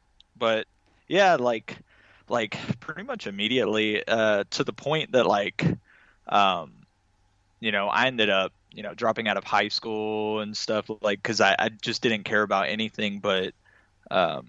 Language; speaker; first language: English; native; English